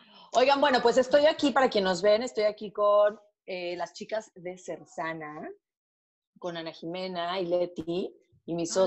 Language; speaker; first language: Spanish; native; Spanish